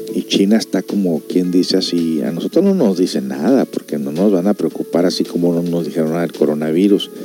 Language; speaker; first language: Spanish; early bilingual, heritage; Spanish